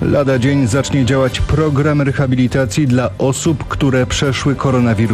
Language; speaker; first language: Polish; native; Polish